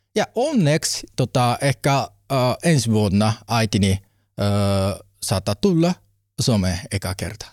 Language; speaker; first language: Finnish; non-native, learner; Japanese